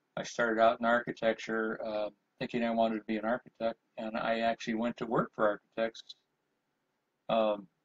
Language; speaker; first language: English; native; English